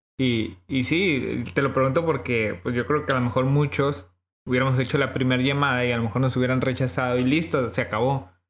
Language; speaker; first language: Spanish; native; Spanish